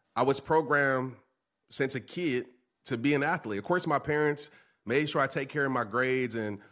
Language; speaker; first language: English; native; English